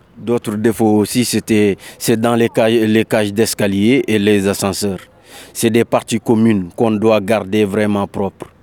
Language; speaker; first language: French; non-native, local second language; Wolof